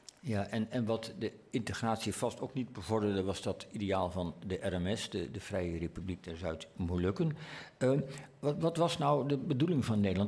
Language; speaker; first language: Dutch; native; Dutch